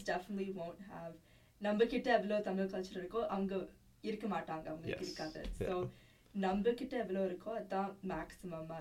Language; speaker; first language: Tamil; early bilingual, heritage; Tamil